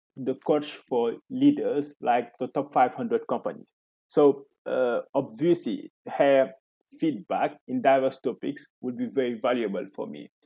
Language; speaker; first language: English; non-native, fluent; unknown